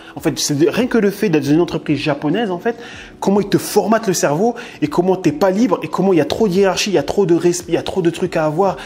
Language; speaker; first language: French; native; French